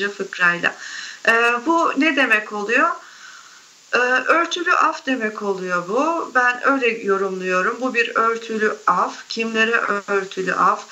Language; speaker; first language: Turkish; native; Turkish